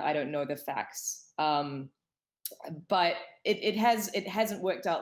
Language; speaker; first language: English; native; English